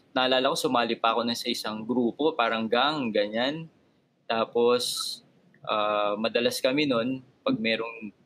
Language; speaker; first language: Filipino; native; Filipino